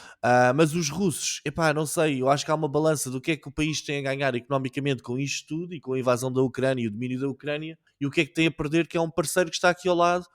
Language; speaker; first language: Portuguese; native; Portuguese